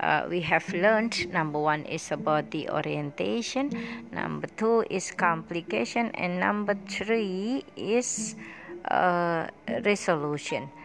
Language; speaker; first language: English; non-native, fluent; Indonesian